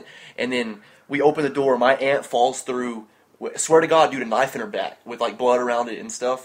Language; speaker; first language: English; native; English